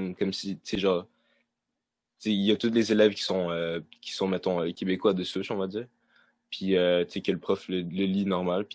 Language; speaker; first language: French; native; French